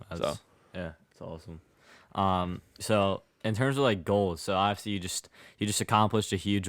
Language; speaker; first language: English; native; English